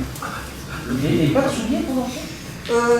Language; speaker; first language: French; native; French